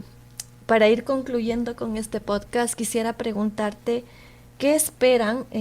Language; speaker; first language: Spanish; native; Spanish